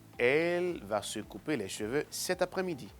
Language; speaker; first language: French; non-native, fluent; Spanish